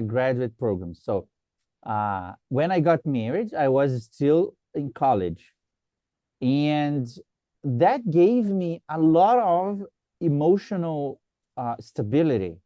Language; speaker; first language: English; non-native, fluent; Portuguese